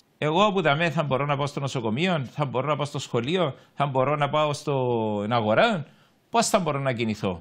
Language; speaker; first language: Greek; native; Greek